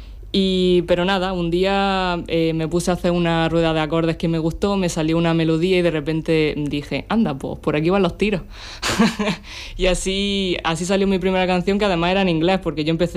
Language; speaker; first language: Spanish; native; Spanish